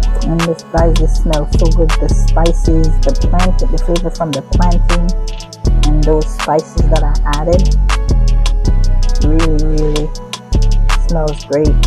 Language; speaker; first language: English; native; English